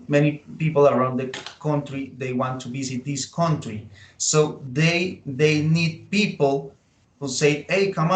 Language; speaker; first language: English; non-native, learner; Spanish